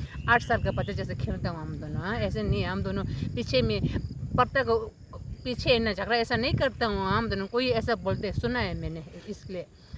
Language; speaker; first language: Hindi; non-native, local second language; Tibetan